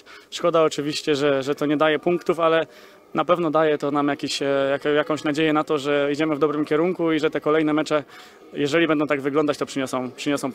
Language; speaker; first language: Polish; native; Polish